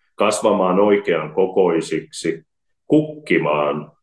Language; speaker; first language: Finnish; native; Finnish